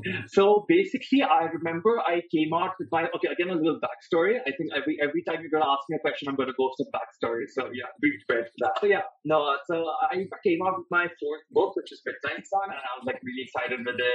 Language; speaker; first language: English; non-native, local second language; Hindi